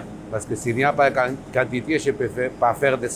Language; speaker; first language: French; non-native, learner; Basque